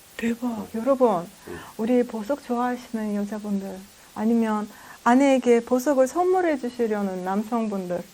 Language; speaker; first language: Korean; non-native, fluent; Azerbaijani